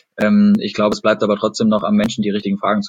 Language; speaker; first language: German; native; German